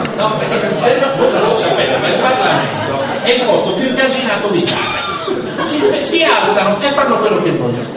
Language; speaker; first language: Italian; native; Italian